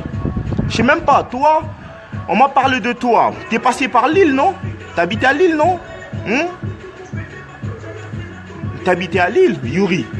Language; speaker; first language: French; non-native, local second language; Lingala